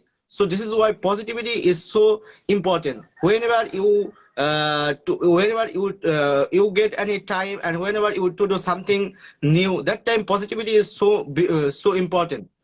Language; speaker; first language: English; non-native, learner; Bangla